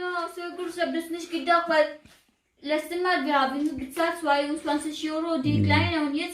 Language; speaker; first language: German; non-native, learner; Filipino